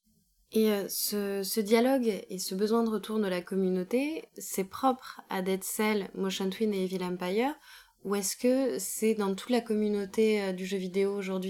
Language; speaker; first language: French; native; French